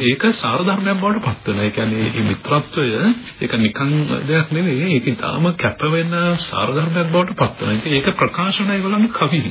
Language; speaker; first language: Sinhala; native; Sinhala